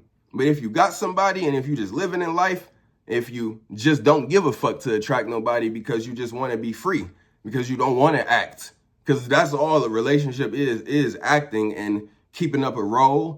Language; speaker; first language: English; native; English